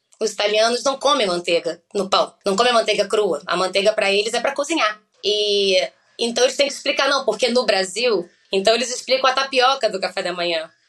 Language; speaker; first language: Portuguese; native; Portuguese